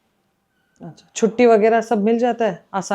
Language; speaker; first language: Hindi; native; Hindi